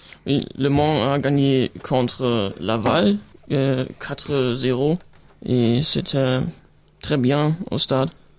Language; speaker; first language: French; non-native, learner; German